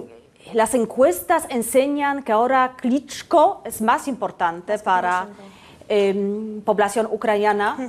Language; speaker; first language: Spanish; non-native, fluent; Polish